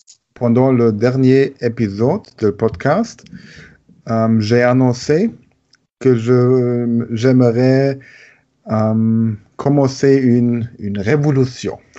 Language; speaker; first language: French; non-native, learner; German